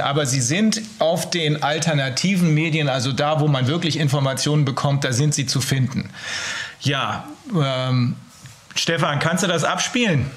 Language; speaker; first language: German; native; German